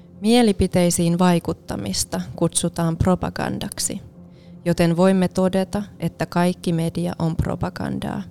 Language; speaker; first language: Finnish; native; Finnish